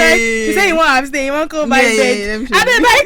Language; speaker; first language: English; non-native, local second language; Yoruba